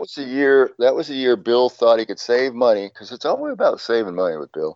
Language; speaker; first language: English; native; English